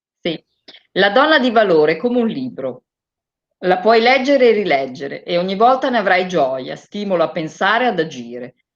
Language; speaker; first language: Italian; native; Italian